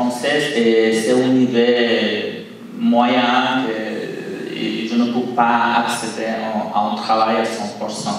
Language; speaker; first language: French; non-native, learner; Spanish